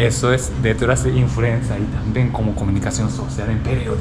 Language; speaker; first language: Spanish; non-native, learner; Japanese